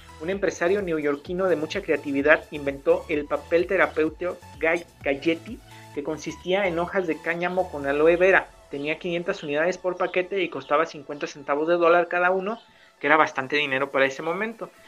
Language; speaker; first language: Spanish; native; Spanish